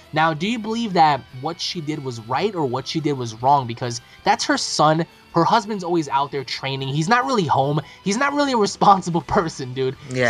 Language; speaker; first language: English; native; English